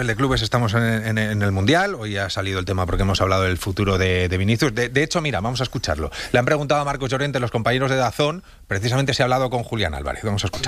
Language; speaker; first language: Spanish; native; Spanish